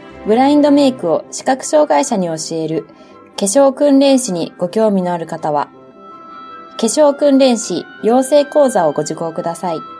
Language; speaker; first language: Japanese; native; Japanese